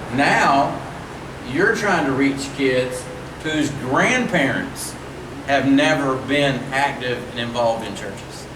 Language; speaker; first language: English; native; English